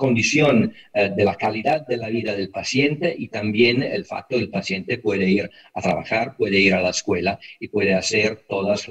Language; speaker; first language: Spanish; non-native, fluent; Italian